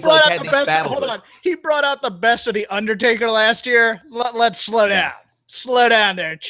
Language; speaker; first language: English; native; English